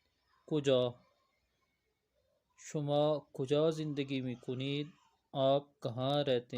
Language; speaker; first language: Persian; non-native, fluent; Urdu